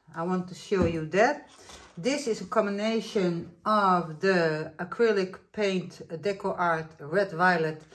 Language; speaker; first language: English; non-native, fluent; Dutch